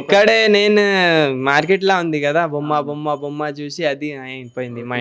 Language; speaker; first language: Telugu; non-native, local second language; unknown